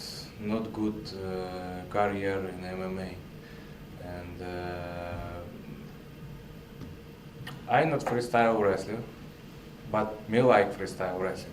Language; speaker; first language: English; non-native, learner; Russian